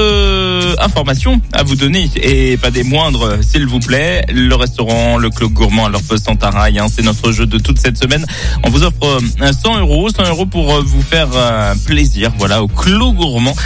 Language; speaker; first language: French; native; French